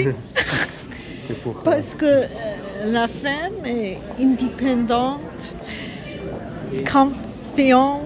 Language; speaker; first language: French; non-native, learner; English